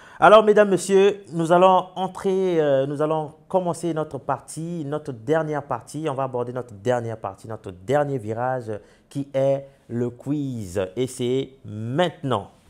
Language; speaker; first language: French; non-native, local second language; Wolof